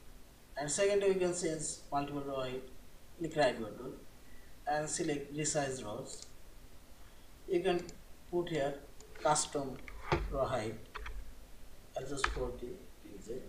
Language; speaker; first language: English; non-native, learner; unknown